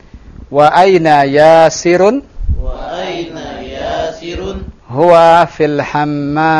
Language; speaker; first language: Arabic; non-native, fluent; Indonesian